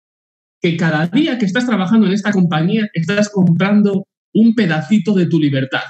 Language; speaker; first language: Spanish; native; Spanish